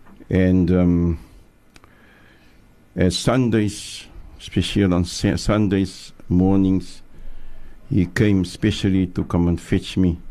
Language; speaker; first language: English; native; English